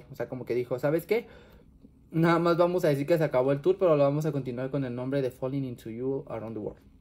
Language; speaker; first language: Spanish; native; Spanish